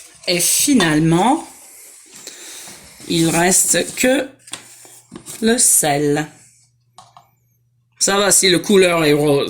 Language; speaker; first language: French; non-native, fluent; English